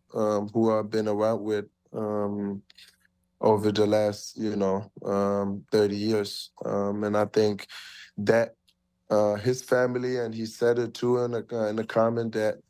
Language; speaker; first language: English; early bilingual, other home language; German